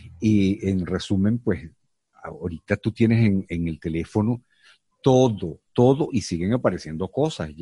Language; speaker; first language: Spanish; native; Spanish